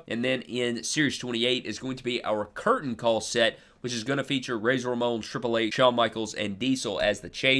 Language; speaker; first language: English; native; English